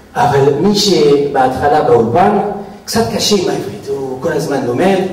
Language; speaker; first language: Hebrew; non-native, fluent; French